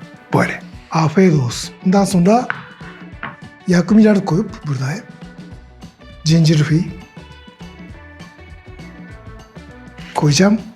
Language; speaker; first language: Turkish; non-native, learner; Japanese